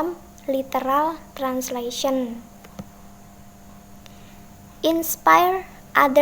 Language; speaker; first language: English; non-native, learner; Indonesian